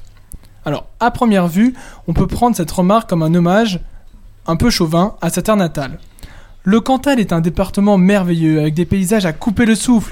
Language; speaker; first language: French; native; French